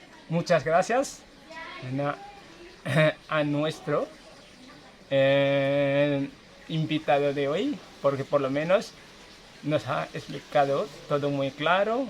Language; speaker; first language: Spanish; non-native, fluent; Indonesian